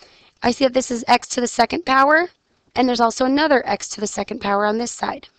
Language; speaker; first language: English; native; English